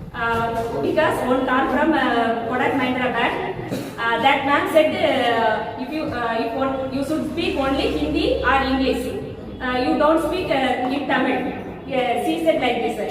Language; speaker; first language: English; non-native, learner; Tamil